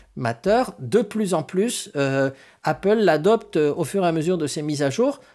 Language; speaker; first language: French; non-native, fluent; Spanish